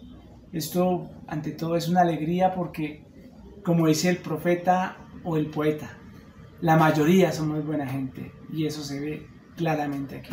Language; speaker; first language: Spanish; native; Spanish